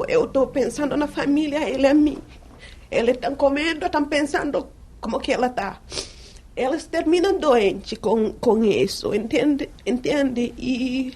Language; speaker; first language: Portuguese; non-native, fluent; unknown